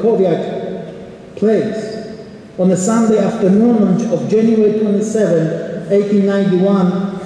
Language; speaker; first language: English; non-native, fluent; Polish